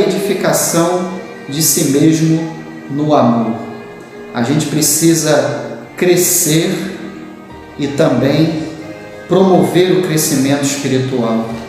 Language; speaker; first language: Portuguese; native; Portuguese